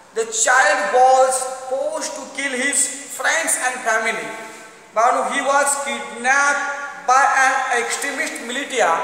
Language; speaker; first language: English; non-native, local second language; Marathi